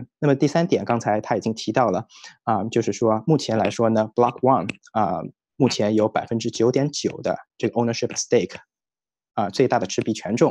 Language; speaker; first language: Chinese; native; Chinese